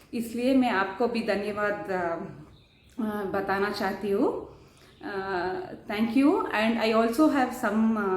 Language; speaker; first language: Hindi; non-native, local second language; Kannada